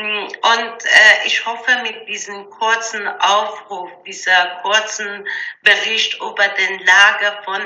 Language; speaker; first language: German; non-native, learner; Persian